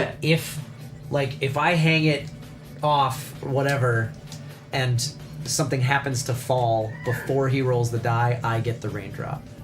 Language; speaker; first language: English; native; English